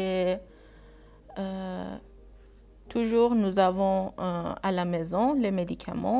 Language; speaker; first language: French; non-native, learner; Persian